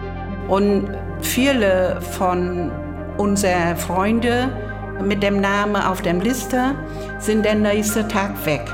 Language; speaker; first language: German; non-native, learner; Vietnamese